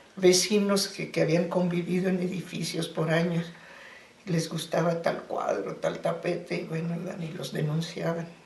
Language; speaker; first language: Spanish; early bilingual, other home language; German